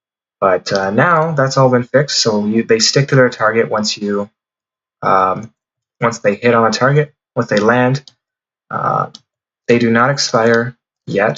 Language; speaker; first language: English; native; English